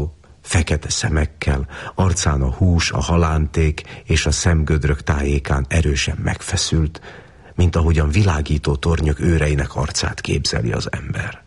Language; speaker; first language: Hungarian; native; Hungarian